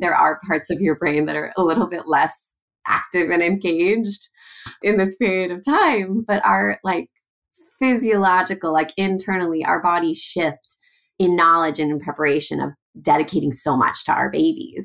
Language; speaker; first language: English; native; English